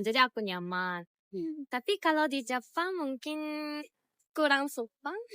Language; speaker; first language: Indonesian; non-native, fluent; Japanese